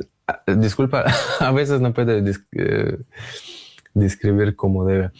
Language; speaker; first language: Spanish; non-native, learner; Russian